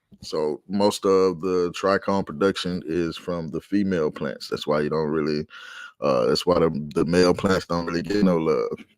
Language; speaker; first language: English; native; English